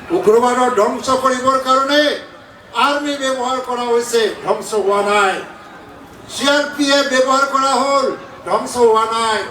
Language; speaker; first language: Assamese; non-native, local second language; Bodo